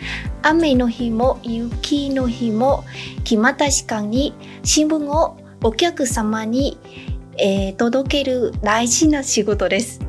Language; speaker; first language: Japanese; non-native, fluent; Vietnamese